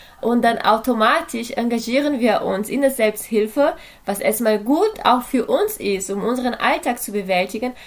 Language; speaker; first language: German; non-native, fluent; Portuguese